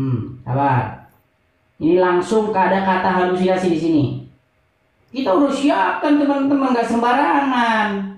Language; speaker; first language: Indonesian; native; Indonesian